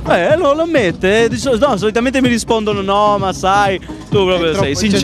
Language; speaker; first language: Italian; native; Italian